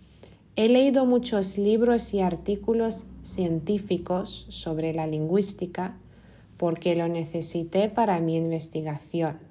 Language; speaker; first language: Spanish; non-native, fluent; Lithuanian